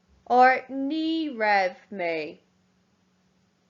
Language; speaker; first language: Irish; non-native, local second language; English